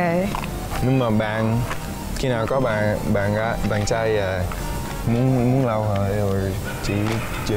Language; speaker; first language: Vietnamese; early bilingual, heritage; English